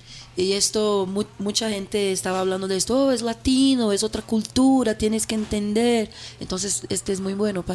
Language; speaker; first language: Spanish; non-native, fluent; Portuguese